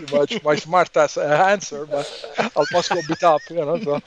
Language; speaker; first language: English; non-native, fluent; Italian